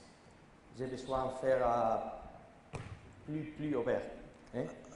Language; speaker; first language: French; non-native, learner; Spanish